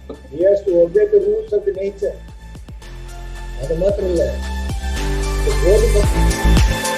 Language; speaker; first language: English; non-native, local second language; Tamil